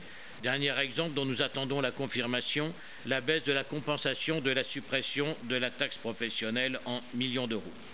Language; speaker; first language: French; native; French